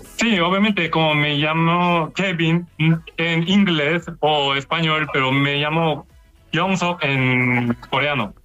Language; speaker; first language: Spanish; non-native, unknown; Korean